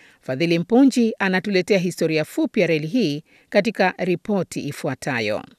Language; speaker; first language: Swahili; native; Swahili